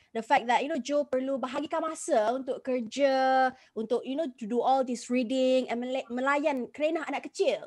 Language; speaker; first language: English; non-native, local second language; Malay